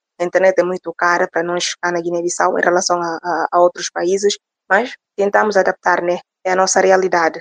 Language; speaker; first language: Portuguese; non-native, local second language; Upper Guinea Crioulo